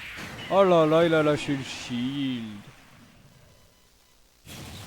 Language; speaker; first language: French; native; French